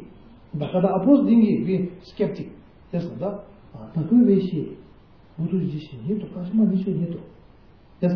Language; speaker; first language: Russian; non-native, learner; Tibetan